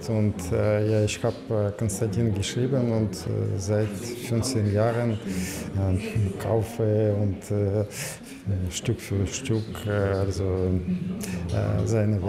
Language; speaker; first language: German; non-native, learner; Russian